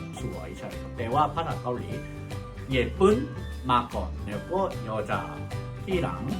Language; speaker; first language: Thai; non-native, fluent; Korean